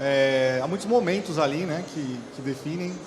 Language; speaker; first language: Portuguese; native; Portuguese